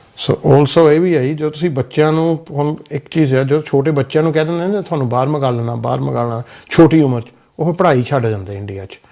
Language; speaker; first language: Punjabi; early bilingual, heritage; Punjabi